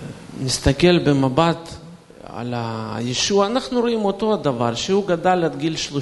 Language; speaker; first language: Hebrew; non-native, fluent; Russian